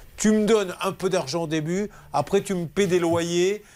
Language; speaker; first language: French; native; French